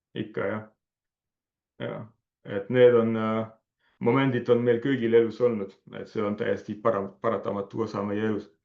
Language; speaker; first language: Estonian; non-native, fluent; French